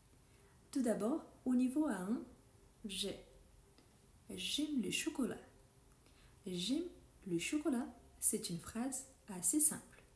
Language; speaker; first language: French; non-native, fluent; Portuguese